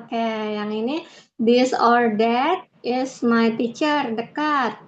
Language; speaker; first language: English; non-native, fluent; Indonesian